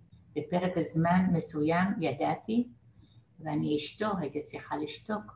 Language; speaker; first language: Hebrew; non-native, fluent; Arabic